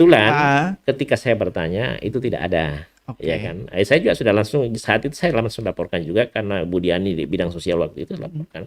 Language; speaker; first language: Indonesian; native; Indonesian